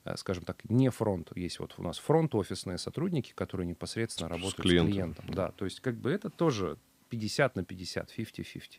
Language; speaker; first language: Russian; native; Russian